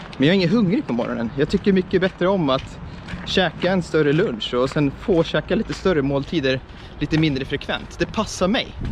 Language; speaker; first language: Swedish; early bilingual, other home language; Estonian